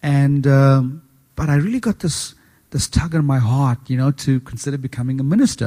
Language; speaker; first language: English; native; English